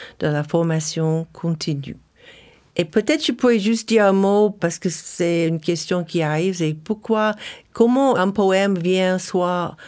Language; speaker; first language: French; non-native, fluent; English